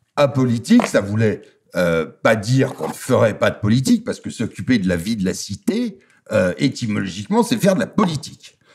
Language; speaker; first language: French; native; French